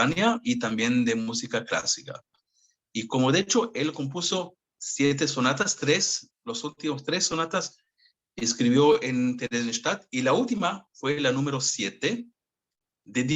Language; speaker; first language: Spanish; non-native, fluent; Hebrew